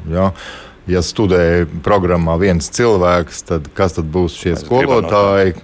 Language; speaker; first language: Latvian; native; Latvian